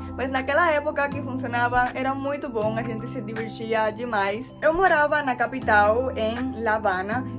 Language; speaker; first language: Portuguese; non-native, fluent; Spanish